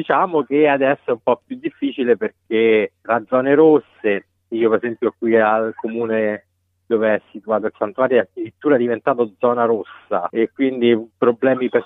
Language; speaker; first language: Italian; native; Italian